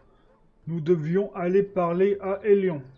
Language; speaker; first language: French; native; French